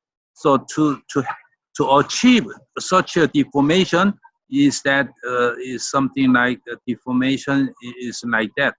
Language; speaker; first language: English; non-native, fluent; Korean